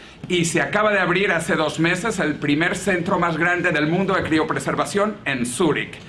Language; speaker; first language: Spanish; native; Spanish